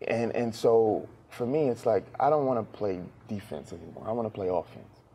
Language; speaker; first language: English; native; English